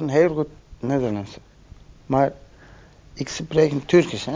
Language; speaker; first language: Dutch; non-native, learner; Turkish